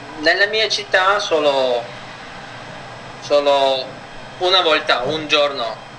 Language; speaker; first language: Italian; non-native, fluent; Ukrainian